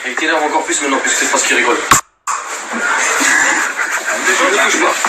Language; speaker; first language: French; native; French